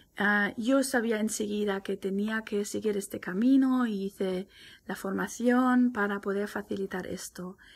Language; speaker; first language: Spanish; non-native, fluent; German